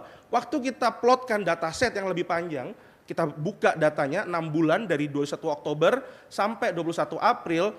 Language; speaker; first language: Indonesian; native; Indonesian